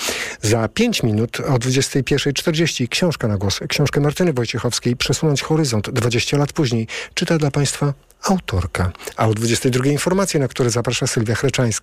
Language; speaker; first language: Polish; native; Polish